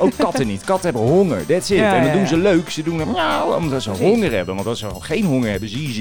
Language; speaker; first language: Dutch; native; Dutch